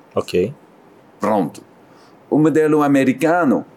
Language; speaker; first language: Portuguese; non-native, fluent; French